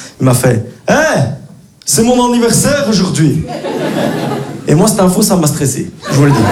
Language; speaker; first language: French; native; French